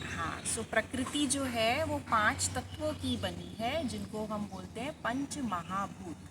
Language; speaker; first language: Hindi; native; Hindi